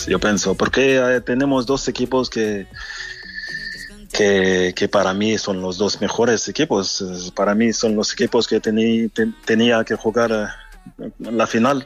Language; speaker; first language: Spanish; non-native, fluent; French